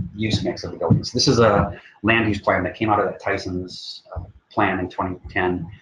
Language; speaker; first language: English; native; English